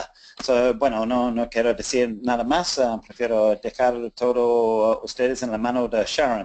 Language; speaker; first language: Spanish; non-native, fluent; English